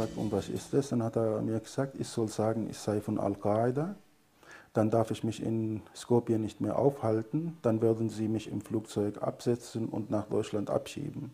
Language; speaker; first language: German; non-native, fluent; Arabic